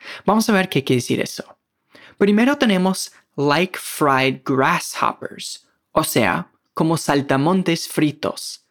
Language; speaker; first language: Spanish; native; Spanish